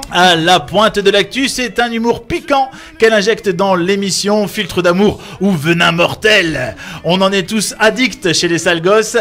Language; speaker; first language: French; native; French